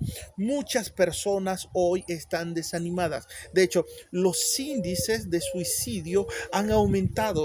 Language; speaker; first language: Spanish; native; Spanish